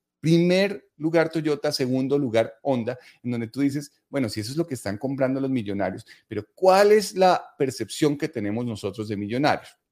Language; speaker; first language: Spanish; native; Spanish